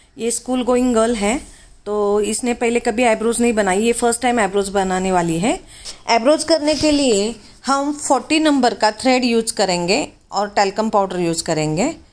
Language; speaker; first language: Hindi; non-native, local second language; Marathi